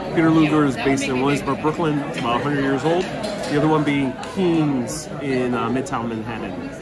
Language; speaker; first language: English; native; English